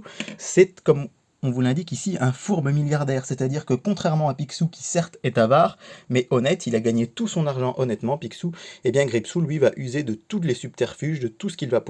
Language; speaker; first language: French; native; French